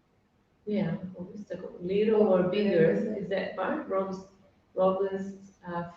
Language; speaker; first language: English; non-native, fluent; Portuguese